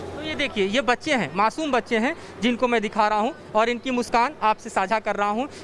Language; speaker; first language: Hindi; native; Hindi